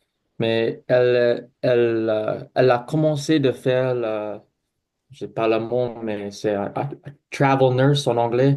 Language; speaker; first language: French; non-native, learner; English